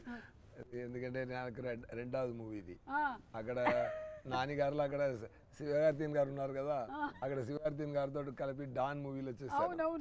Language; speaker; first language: Telugu; non-native, fluent; Tamil